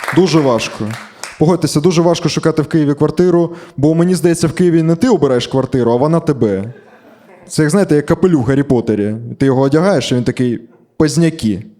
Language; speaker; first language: Ukrainian; native; Ukrainian